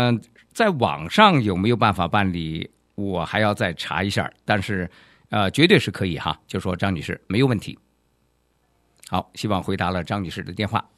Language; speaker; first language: Chinese; native; Chinese